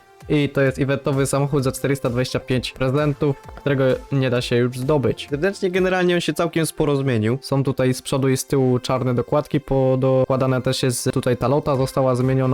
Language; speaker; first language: Polish; native; Polish